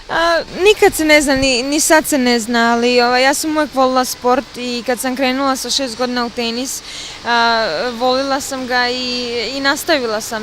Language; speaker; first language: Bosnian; early bilingual, other home language; Serbian